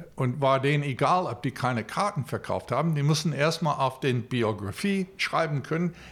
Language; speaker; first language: German; non-native, fluent; English